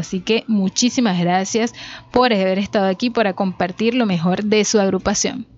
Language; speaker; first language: Spanish; native; Spanish